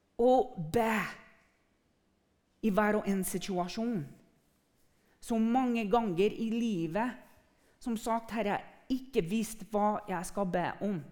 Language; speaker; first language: Norwegian; non-native, fluent; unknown